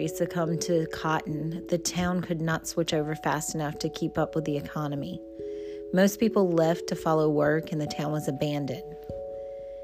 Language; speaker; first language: English; native; English